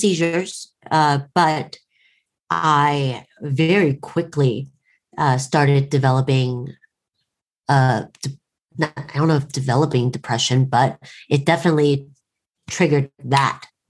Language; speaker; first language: English; native; English